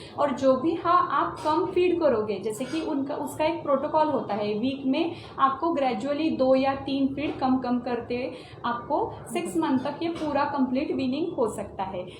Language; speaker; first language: Hindi; non-native, local second language; Marathi